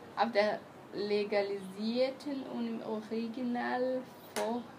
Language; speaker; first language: German; non-native, learner; Portuguese